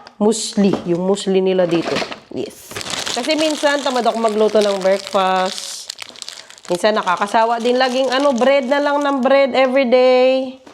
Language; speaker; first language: Filipino; native; Filipino